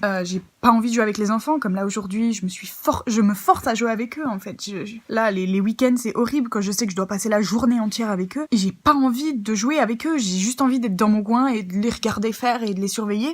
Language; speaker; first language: French; native; French